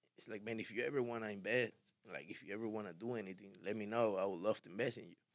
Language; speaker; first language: English; early bilingual, other home language; Spanish